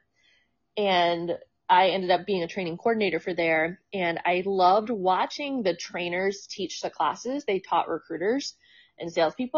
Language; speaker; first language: English; native; English